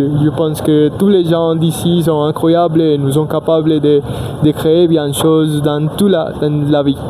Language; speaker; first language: French; non-native, learner; Spanish